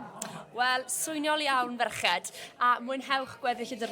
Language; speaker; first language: Welsh; native; Welsh